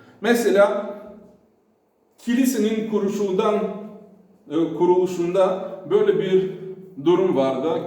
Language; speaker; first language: Turkish; non-native, fluent; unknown